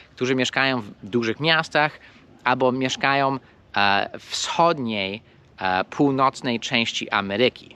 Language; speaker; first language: Polish; non-native, fluent; English